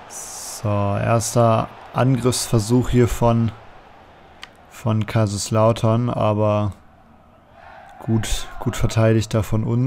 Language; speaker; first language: German; native; German